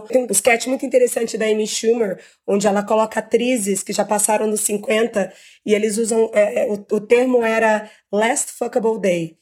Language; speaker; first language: Portuguese; native; Portuguese